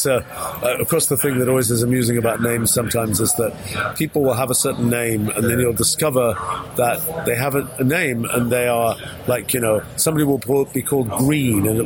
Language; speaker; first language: English; native; English